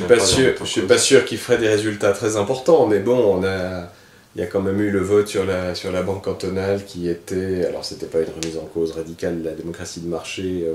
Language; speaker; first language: French; native; French